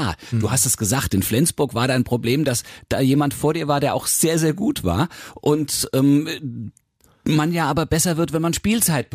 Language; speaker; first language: German; native; German